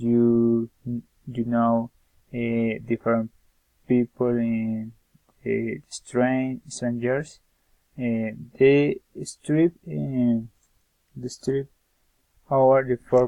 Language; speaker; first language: English; non-native, learner; Spanish